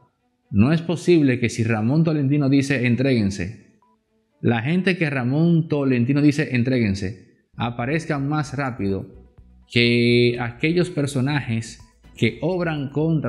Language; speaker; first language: Spanish; native; Spanish